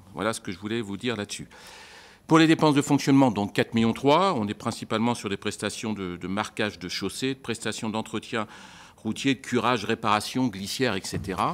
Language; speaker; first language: French; native; French